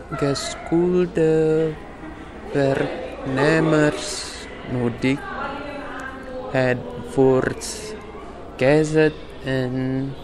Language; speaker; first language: Dutch; non-native, learner; Indonesian